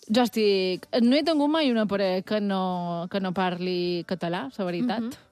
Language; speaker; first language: Catalan; native; Catalan